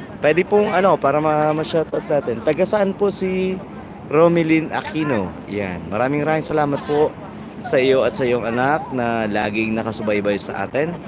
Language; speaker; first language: Filipino; non-native, local second language; Bikol